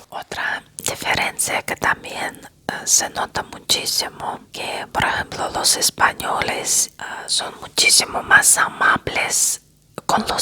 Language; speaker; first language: Spanish; non-native, fluent; Russian